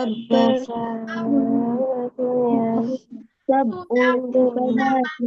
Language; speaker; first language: Arabic; non-native, learner; Bangla